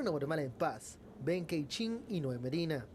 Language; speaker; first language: Spanish; native; Spanish